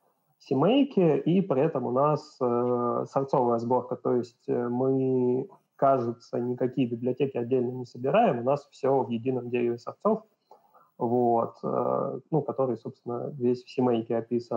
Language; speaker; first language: Russian; native; Russian